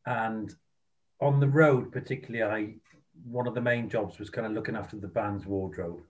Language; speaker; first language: English; native; English